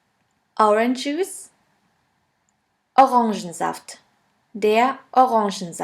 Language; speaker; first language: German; non-native, fluent; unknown